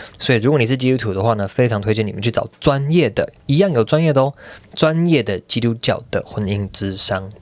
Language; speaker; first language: Chinese; native; Chinese